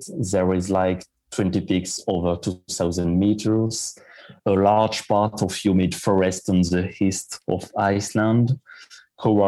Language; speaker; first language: English; non-native, fluent; French